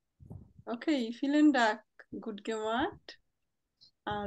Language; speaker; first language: German; non-native, fluent; Bangla